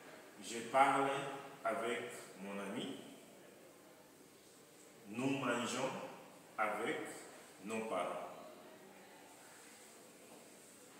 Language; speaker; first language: French; non-native, fluent; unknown